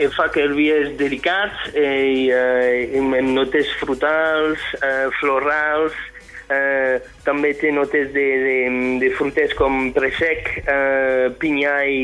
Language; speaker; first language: Catalan; non-native, fluent; French